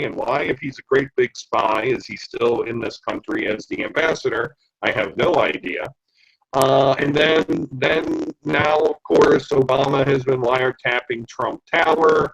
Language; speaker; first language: English; native; English